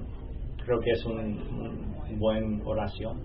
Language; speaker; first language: Spanish; non-native, learner; English